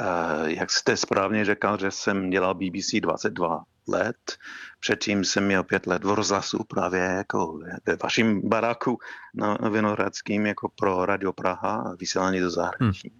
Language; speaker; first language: Czech; non-native, fluent; English